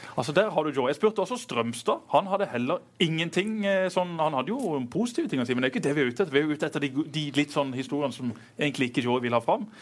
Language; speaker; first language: Norwegian; native; Norwegian